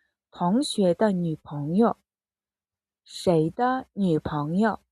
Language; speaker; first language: Chinese; non-native, fluent; Mongolian